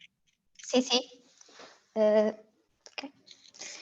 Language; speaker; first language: Portuguese; native; Portuguese